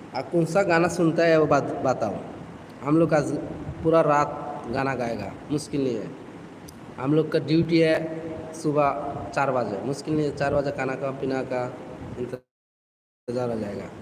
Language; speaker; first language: Hindi; non-native, learner; Bangla